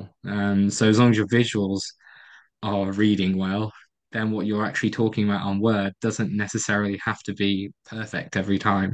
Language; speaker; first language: English; native; English